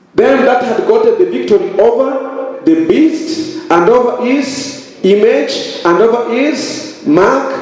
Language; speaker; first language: English; non-native, local second language; Swahili